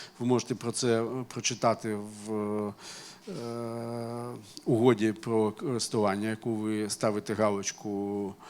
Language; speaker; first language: Ukrainian; non-native, local second language; Russian